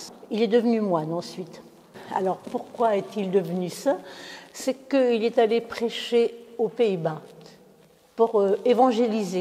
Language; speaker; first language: French; native; French